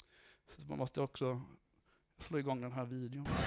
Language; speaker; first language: Swedish; native; Swedish